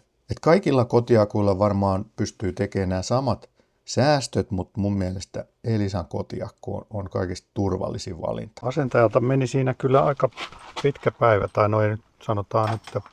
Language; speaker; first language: Finnish; native; Finnish